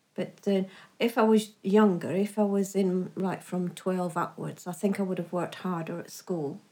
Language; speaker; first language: English; native; English